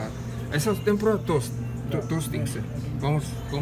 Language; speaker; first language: Spanish; non-native, learner; Korean